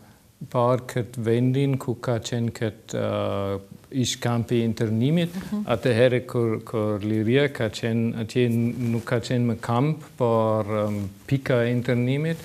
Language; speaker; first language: Albanian; non-native, learner; German